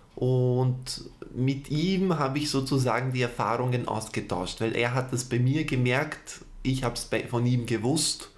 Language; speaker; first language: German; native; German